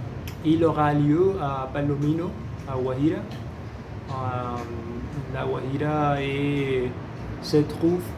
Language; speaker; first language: French; non-native, learner; Spanish